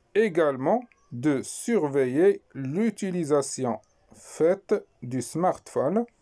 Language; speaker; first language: French; non-native, local second language; Arabic